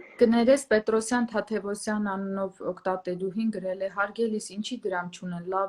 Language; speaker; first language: Armenian; native; Armenian